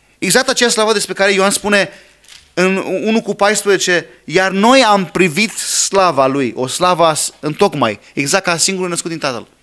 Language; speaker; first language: Romanian; non-native, fluent; English